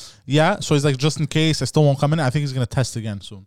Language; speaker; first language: English; early bilingual, other home language; Greek